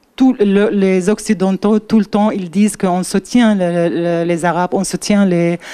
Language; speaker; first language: French; non-native, learner; Arabic